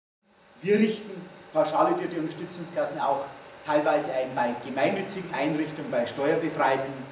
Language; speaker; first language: German; native; German